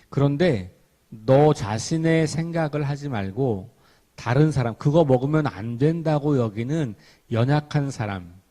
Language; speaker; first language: Korean; native; Korean